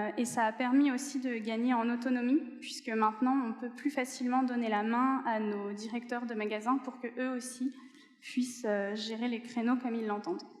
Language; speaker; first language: French; native; French